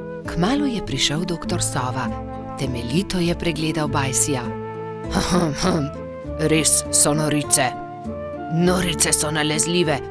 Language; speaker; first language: Slovenian; native; Slovenian